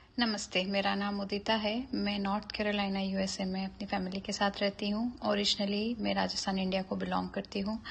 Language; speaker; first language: Hindi; native; Hindi